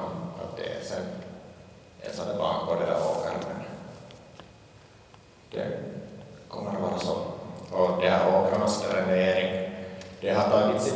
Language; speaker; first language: Swedish; non-native, local second language; Finnish